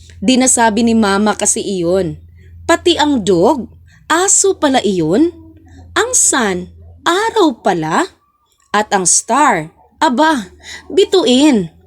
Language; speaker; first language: Filipino; non-native, local second language; Cebuano